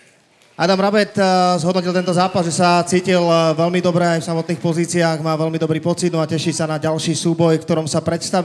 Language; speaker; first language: Slovak; native; Slovak